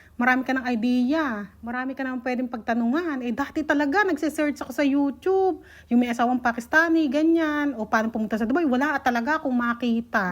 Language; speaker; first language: Filipino; native; Filipino